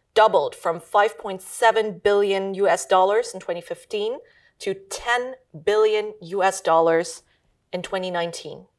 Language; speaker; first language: English; early bilingual, heritage; German